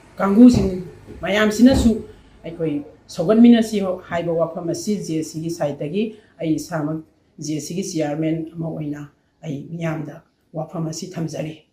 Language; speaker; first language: Manipuri; native; Manipuri